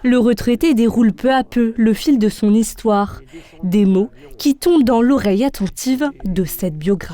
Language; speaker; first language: French; native; French